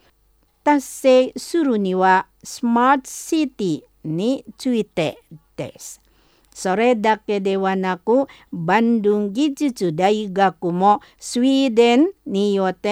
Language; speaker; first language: Japanese; non-native, fluent; Indonesian